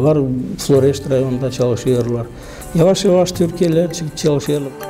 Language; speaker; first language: Turkish; non-native, learner; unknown